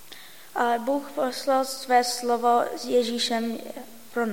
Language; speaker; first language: Czech; non-native, fluent; English